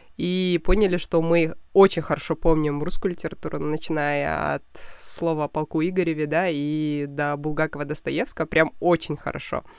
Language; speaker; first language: Russian; non-native, local second language; Kazakh